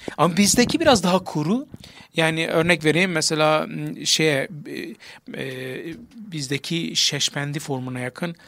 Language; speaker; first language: Turkish; non-native, local second language; Kurdish